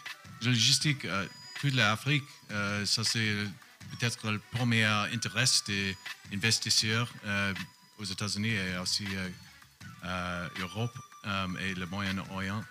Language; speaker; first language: French; non-native, learner; English